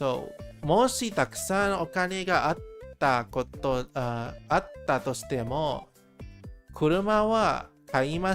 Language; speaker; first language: Japanese; non-native, learner; English